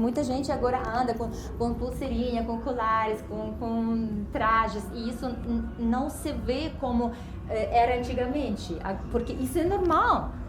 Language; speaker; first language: Portuguese; non-native, fluent; Ukrainian